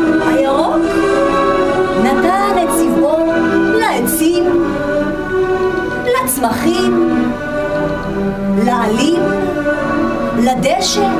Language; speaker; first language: Hebrew; native; Hebrew